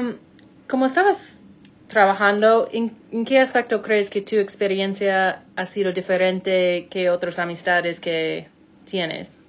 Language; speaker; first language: Spanish; non-native, fluent; English